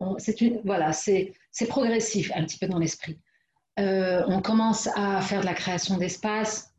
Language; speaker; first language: French; non-native, local second language; Arabic